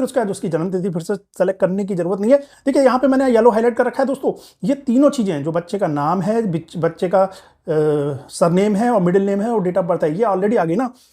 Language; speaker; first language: Hindi; native; Hindi